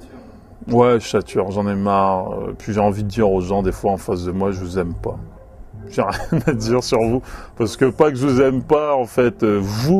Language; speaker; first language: French; native; French